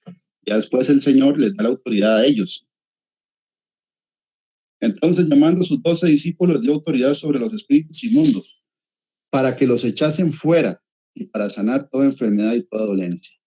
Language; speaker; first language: Spanish; native; Spanish